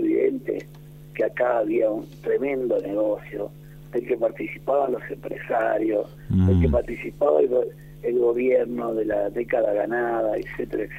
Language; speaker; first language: Spanish; native; Spanish